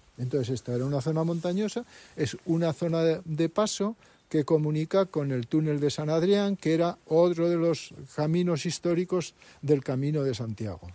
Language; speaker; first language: Spanish; native; Spanish